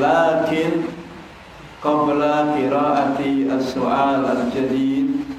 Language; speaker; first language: Arabic; non-native, fluent; Indonesian